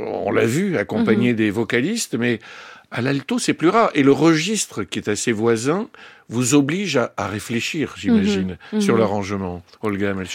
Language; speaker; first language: French; native; French